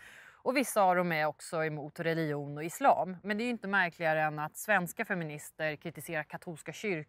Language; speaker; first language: Swedish; native; Swedish